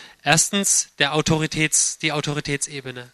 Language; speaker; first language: German; native; German